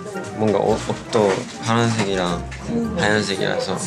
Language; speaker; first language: Korean; non-native, fluent; Japanese